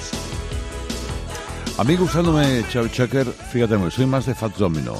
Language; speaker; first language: Spanish; native; Spanish